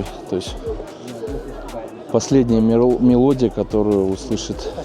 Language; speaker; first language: Russian; native; Russian